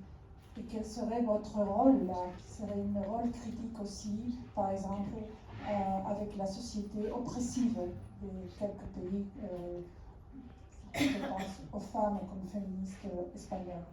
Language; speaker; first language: French; non-native, learner; Spanish